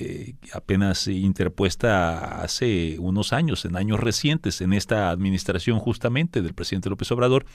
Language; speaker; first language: Spanish; native; Spanish